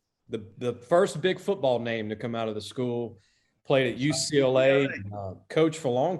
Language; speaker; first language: English; native; English